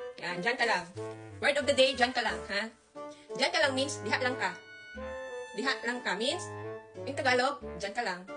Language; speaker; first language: Filipino; non-native, local second language; Cebuano